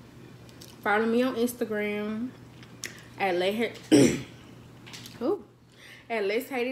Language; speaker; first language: English; native; English